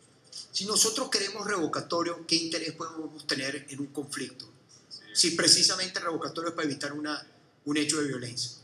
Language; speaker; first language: Spanish; native; Spanish